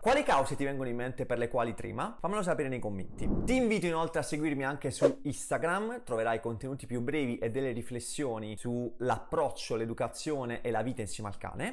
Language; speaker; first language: Italian; native; Italian